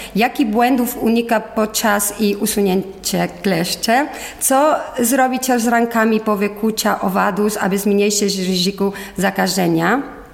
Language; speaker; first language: Polish; non-native, fluent; Spanish